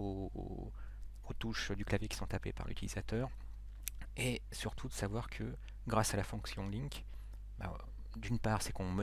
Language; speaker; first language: French; native; French